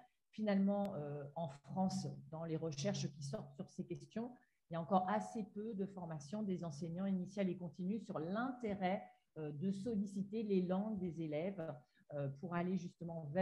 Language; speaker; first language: French; native; French